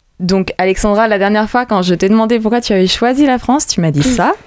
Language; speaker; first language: French; native; French